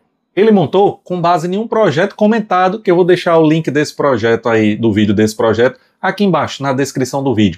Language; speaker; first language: Portuguese; native; Portuguese